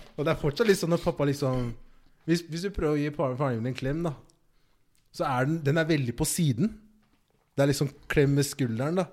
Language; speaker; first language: Norwegian; early bilingual, other home language; Igbo